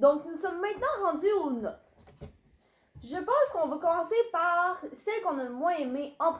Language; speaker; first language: French; native; French